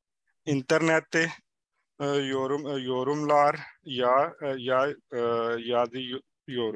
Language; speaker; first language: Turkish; non-native, learner; Urdu